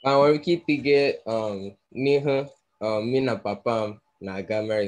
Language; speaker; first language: Igbo; early bilingual, heritage; Igbo